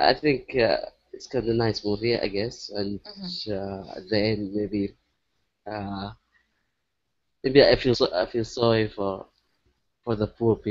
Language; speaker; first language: English; non-native, learner; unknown